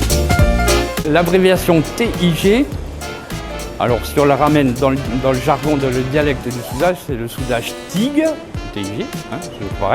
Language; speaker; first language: French; native; French